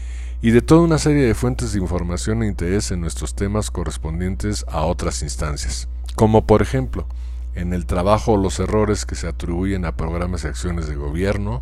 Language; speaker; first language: Spanish; native; Spanish